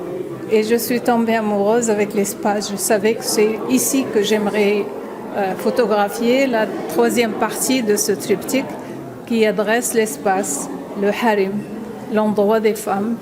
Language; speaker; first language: French; non-native, local second language; Arabic